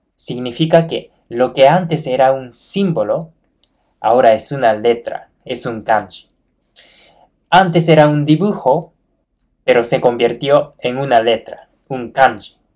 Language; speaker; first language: Spanish; non-native, fluent; Japanese